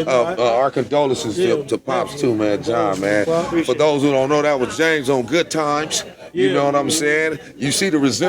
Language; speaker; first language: English; native; English